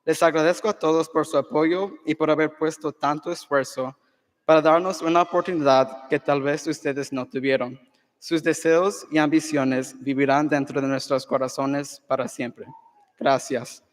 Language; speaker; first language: Spanish; early bilingual, heritage; Spanish